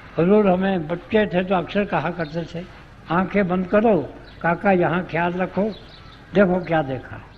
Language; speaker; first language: Urdu; non-native, local second language; Punjabi